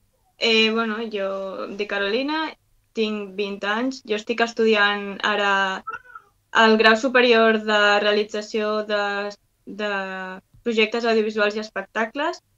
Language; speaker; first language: Catalan; non-native, local second language; Spanish